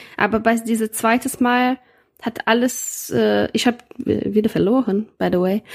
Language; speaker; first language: German; non-native, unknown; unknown